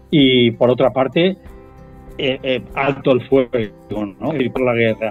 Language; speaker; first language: Spanish; native; Spanish